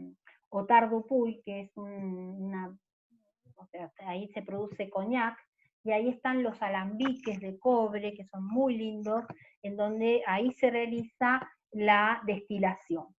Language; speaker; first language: Spanish; native; Spanish